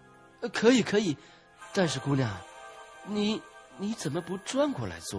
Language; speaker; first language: Chinese; native; Chinese